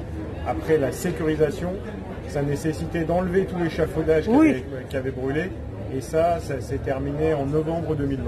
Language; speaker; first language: French; native; French